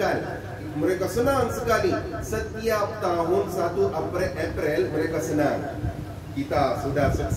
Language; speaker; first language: Indonesian; non-native, fluent; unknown